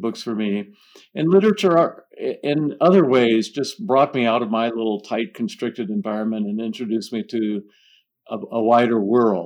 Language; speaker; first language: English; native; English